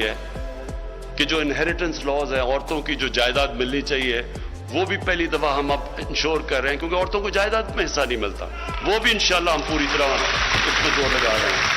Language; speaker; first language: Urdu; native; Urdu